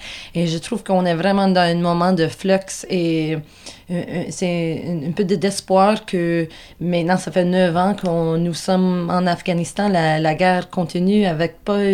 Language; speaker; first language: French; non-native, local second language; English